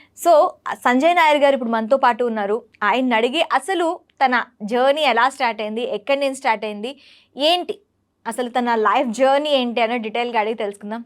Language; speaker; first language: Telugu; native; Telugu